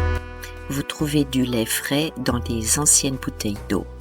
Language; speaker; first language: French; native; French